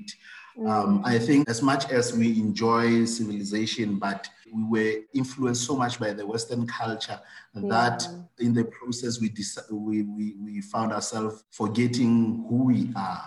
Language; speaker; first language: English; non-native, local second language; Southern Sotho